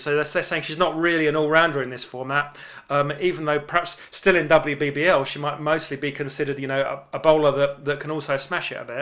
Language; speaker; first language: English; native; English